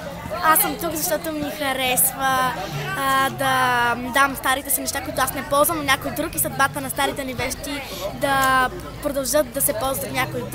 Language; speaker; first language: Bulgarian; native; Bulgarian